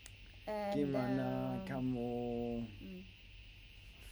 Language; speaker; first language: Indonesian; non-native, learner; English